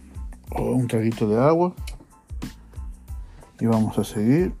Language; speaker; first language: Spanish; native; Spanish